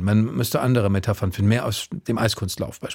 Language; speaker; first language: German; native; German